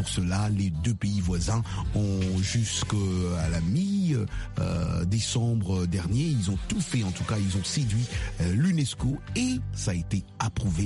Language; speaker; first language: French; non-native, local second language; Lingala